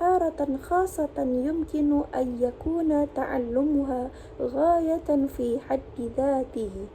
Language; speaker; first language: Arabic; non-native, learner; Indonesian